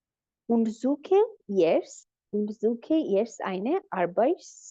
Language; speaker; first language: German; non-native, fluent; Bangla